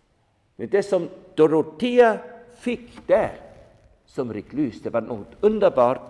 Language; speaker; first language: Swedish; non-native, fluent; German